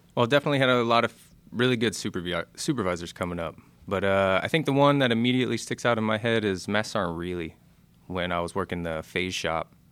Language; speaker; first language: English; native; English